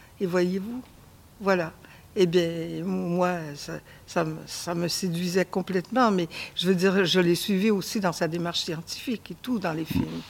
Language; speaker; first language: French; native; French